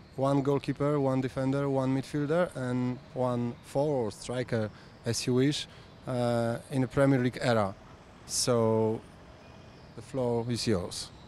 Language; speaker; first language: English; non-native, fluent; Polish